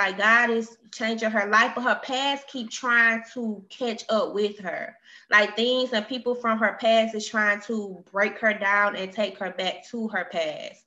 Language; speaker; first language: English; native; English